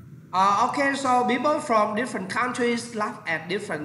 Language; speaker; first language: English; non-native, learner; Vietnamese